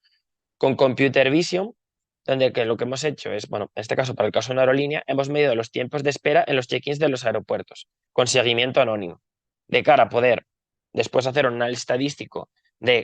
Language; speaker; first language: Spanish; native; Spanish